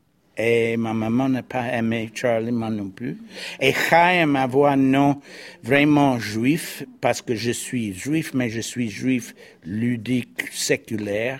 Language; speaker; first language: French; non-native, fluent; English